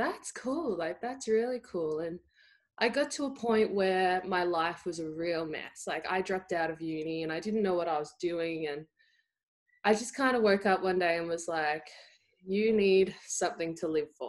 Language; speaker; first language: English; native; English